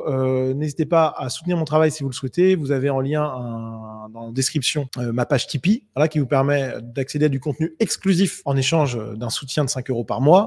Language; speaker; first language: French; native; French